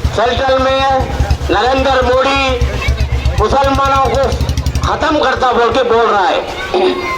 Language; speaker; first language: Hindi; non-native, local second language; Urdu